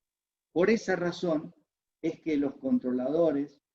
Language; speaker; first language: Spanish; native; Spanish